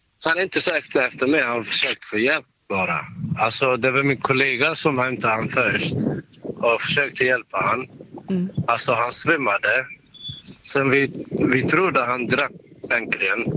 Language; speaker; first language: Swedish; non-native, learner; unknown